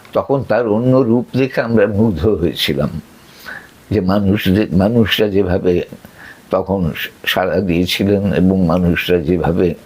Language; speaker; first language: Bangla; early bilingual, other home language; Sylheti